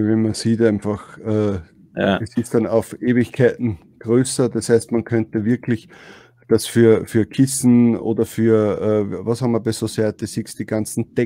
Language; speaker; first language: German; native; German